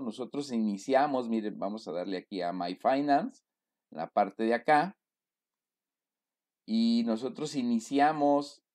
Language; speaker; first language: Spanish; native; Spanish